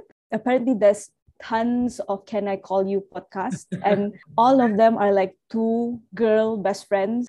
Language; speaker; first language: English; non-native, local second language; Malay